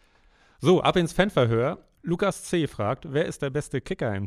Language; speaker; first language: German; native; German